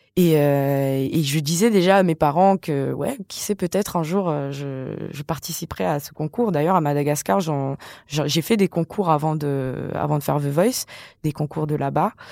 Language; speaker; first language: French; non-native, local second language; Malagasy